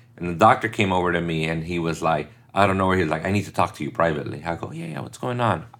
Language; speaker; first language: English; early bilingual, other home language; Spanish